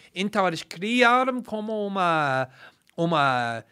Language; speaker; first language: Portuguese; non-native, fluent; English